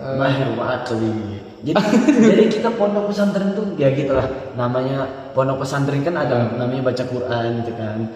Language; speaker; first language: Indonesian; native; Indonesian